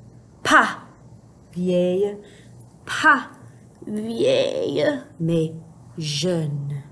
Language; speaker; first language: French; non-native, fluent; English